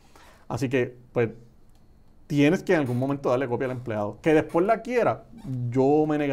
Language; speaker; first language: Spanish; native; Spanish